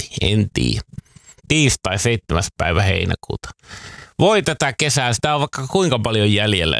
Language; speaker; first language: Finnish; native; Finnish